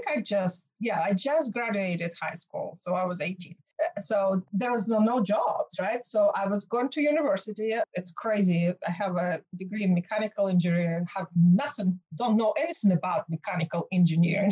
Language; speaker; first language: English; non-native, fluent; Russian